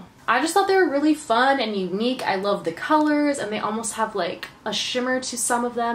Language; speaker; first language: English; native; English